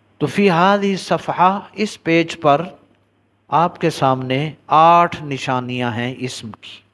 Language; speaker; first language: Urdu; native; Urdu